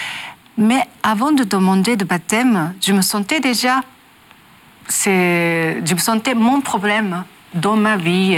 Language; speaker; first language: French; non-native, learner; Japanese